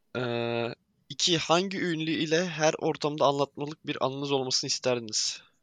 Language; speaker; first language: Turkish; native; Turkish